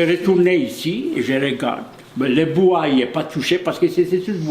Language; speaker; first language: French; non-native, fluent; Polish